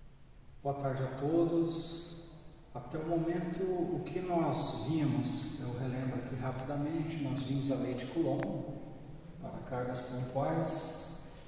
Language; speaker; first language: Portuguese; native; Portuguese